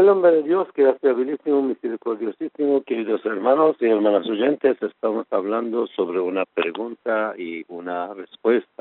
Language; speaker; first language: Spanish; non-native, fluent; Persian